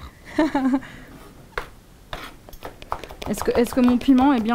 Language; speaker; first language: French; native; French